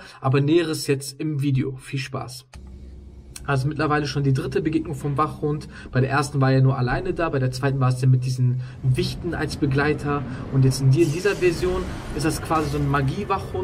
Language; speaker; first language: German; native; German